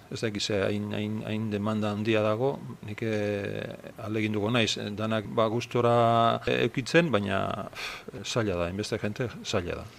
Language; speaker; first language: Basque; native; Basque